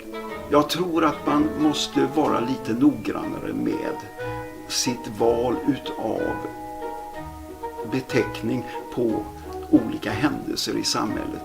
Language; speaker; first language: Swedish; native; Swedish